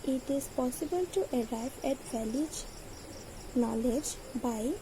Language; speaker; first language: English; non-native, local second language; Assamese